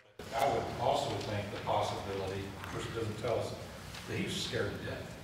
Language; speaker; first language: English; native; English